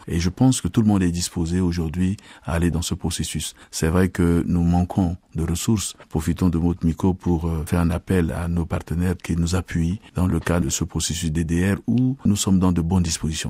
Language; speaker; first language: French; non-native, local second language; Sango